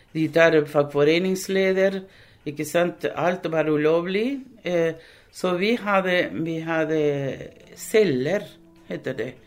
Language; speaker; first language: Norwegian; non-native, fluent; Spanish